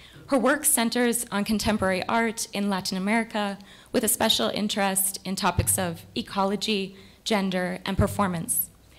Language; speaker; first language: English; native; English